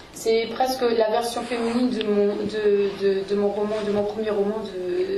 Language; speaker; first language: French; native; French